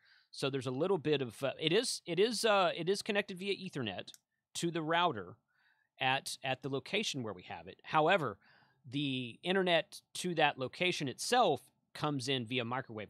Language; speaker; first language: English; native; English